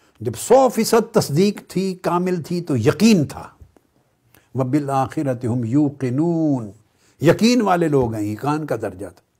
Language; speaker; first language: Urdu; native; Urdu